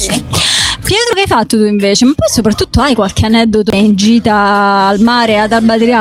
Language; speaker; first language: Italian; native; Italian